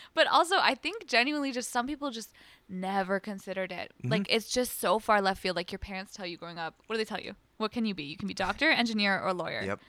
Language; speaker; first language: English; early bilingual, other home language; Arabic